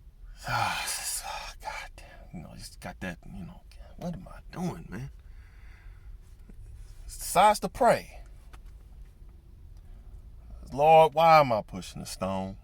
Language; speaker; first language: English; native; English